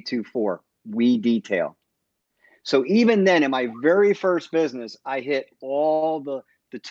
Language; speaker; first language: English; native; English